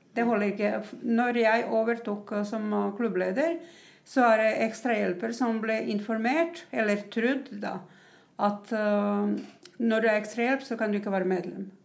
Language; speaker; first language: Norwegian; non-native, fluent; Croatian